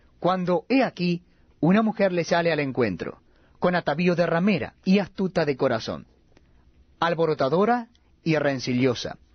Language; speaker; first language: Spanish; native; Spanish